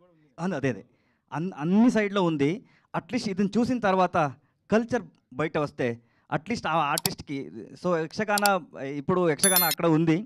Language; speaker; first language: Telugu; non-native, learner; Kannada